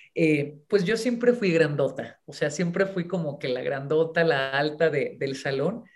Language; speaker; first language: Spanish; native; Spanish